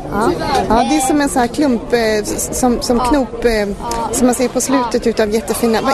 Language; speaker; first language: Swedish; native; Swedish